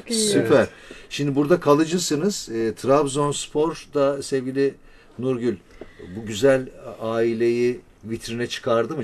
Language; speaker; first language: Turkish; native; Turkish